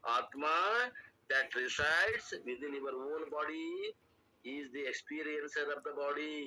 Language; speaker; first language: English; non-native, local second language; Kannada